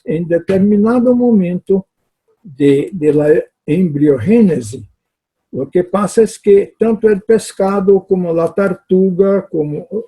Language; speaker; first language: Spanish; non-native, fluent; Portuguese